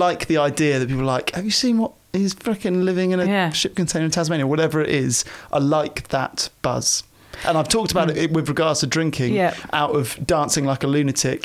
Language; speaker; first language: English; native; English